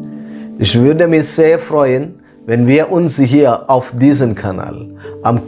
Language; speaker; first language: German; non-native, fluent; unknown